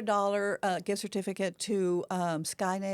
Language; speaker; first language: English; native; English